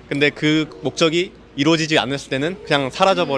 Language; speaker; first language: Korean; native; Korean